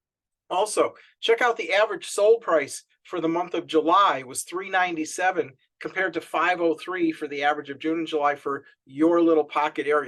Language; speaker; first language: English; native; English